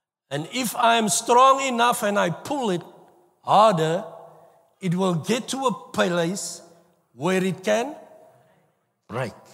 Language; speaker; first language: English; non-native, local second language; Afrikaans